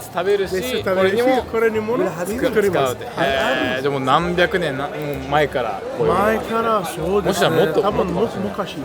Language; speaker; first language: Japanese; native; Japanese